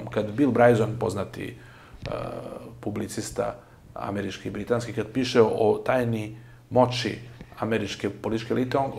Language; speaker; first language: Serbian; native; Serbian